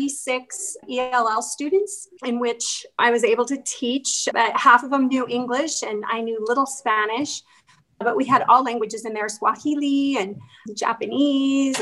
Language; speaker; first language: English; native; English